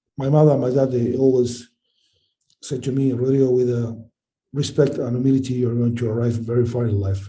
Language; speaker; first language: English; non-native, learner; Spanish